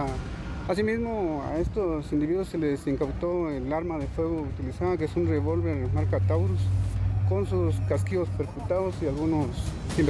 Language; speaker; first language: Spanish; native; Spanish